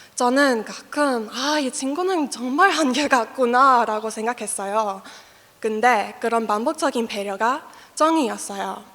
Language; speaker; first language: Korean; non-native, fluent; English